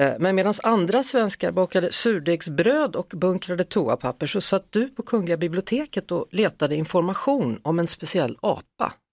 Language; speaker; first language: Swedish; native; Swedish